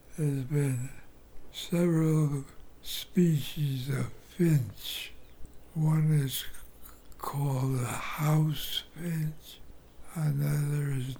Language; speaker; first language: English; native; English